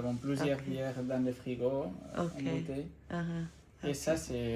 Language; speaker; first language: French; non-native, fluent; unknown